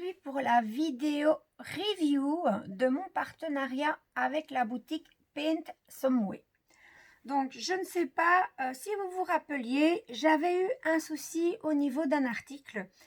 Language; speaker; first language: French; native; French